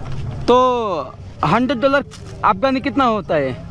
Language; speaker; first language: Hindi; non-native, learner; Bangla